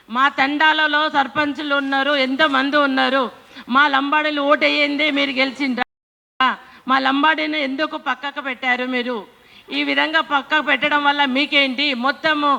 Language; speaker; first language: Telugu; non-native, local second language; Lambadi